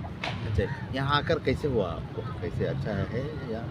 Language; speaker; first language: Hindi; non-native, local second language; Kannada